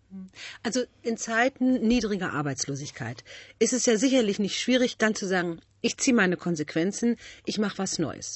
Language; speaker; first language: German; native; German